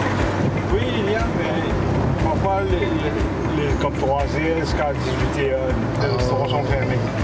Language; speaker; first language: French; non-native, local second language; Morisyen